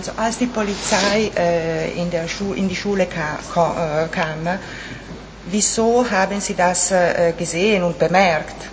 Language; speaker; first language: German; non-native, fluent; Italian